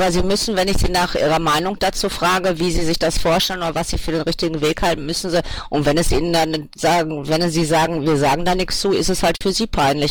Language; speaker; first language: German; native; German